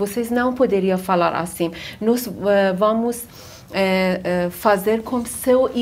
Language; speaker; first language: Portuguese; non-native, learner; Persian